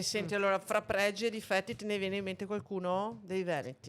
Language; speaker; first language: Italian; native; Italian